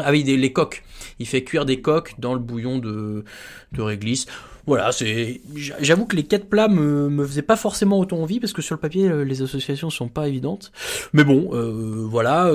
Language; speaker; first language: French; native; French